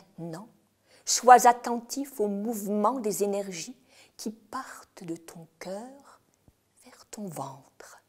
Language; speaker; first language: French; native; French